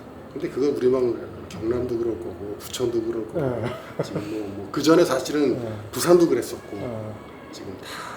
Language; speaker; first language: Korean; native; Korean